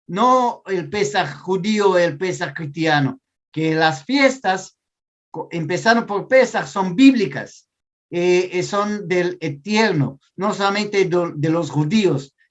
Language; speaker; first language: Spanish; non-native, fluent; Portuguese